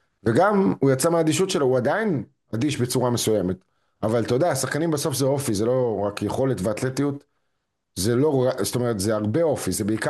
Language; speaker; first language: Hebrew; native; Hebrew